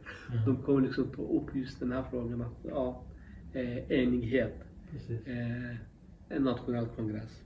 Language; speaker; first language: Swedish; non-native, local second language; Kurdish